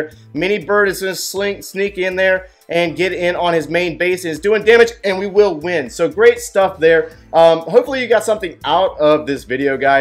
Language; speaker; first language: English; native; English